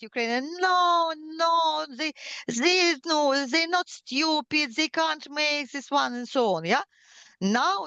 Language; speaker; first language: English; non-native, learner; Ukrainian